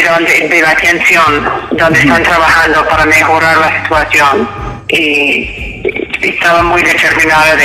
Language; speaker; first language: Spanish; non-native, fluent; English